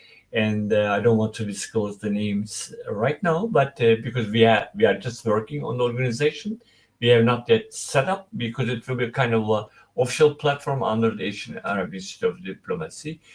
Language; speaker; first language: English; non-native, fluent; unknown